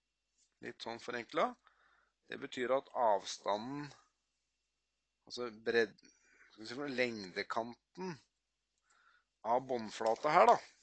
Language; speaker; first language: Norwegian; native; Norwegian